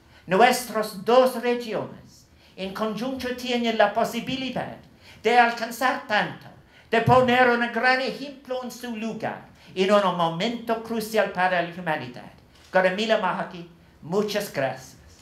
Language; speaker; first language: Spanish; non-native, learner; English